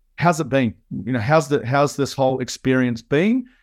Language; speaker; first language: English; native; English